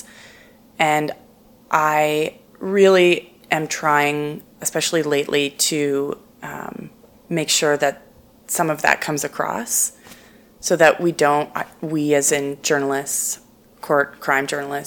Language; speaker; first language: English; native; English